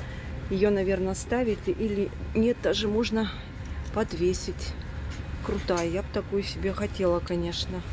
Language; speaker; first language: Russian; native; Russian